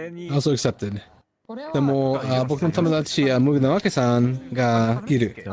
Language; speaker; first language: Japanese; non-native, learner; Spanish